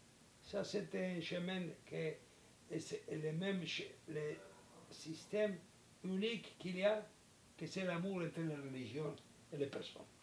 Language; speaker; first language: French; non-native, learner; Spanish